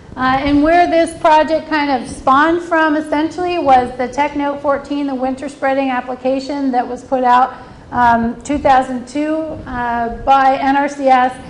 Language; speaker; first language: English; native; English